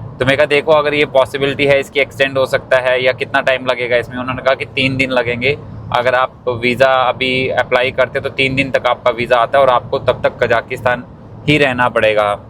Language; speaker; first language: Hindi; native; Hindi